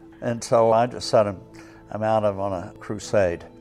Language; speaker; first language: English; native; English